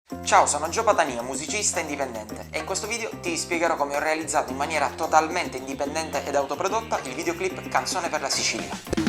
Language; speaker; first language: Italian; native; Italian